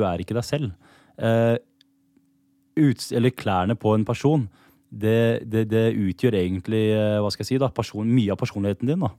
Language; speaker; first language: Norwegian; native; Norwegian